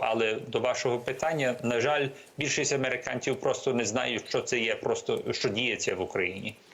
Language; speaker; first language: Ukrainian; early bilingual, heritage; Ukrainian